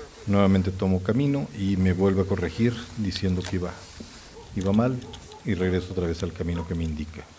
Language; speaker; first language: Spanish; native; Spanish